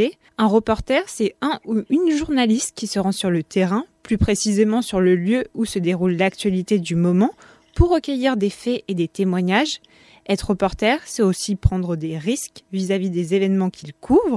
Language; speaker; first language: French; native; French